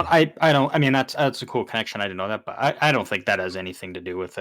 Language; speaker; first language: English; native; English